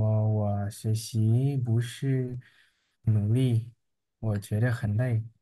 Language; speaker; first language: Chinese; non-native, learner; Vietnamese